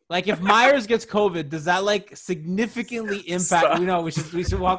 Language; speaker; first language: English; native; English